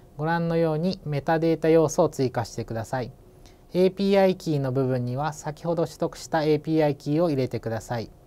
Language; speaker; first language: Japanese; native; Japanese